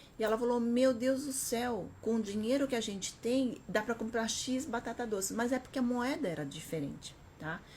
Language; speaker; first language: Portuguese; early bilingual, other home language; Korean